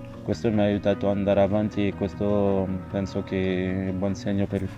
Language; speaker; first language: Italian; non-native, fluent; French